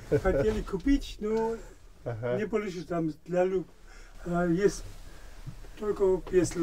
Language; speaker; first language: Russian; non-native, learner; German